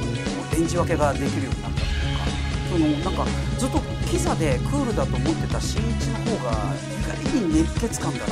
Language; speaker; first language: Japanese; native; Japanese